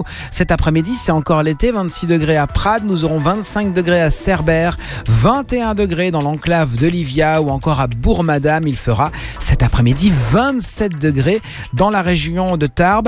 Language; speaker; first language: French; native; French